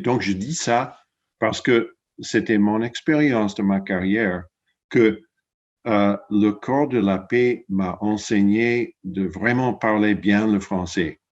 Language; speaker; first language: French; non-native, fluent; English